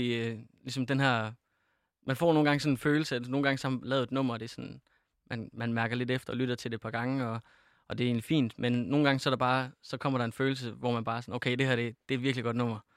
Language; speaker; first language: Danish; native; Danish